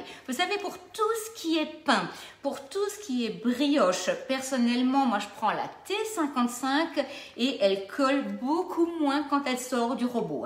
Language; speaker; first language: French; native; French